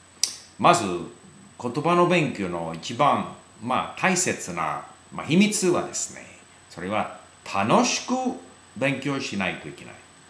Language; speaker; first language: Japanese; non-native, fluent; English